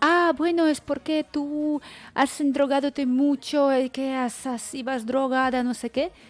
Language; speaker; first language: Spanish; non-native, fluent; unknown